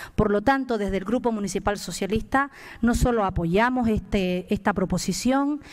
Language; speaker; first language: Spanish; native; Spanish